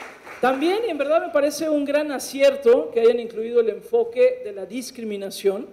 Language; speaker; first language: Spanish; native; Spanish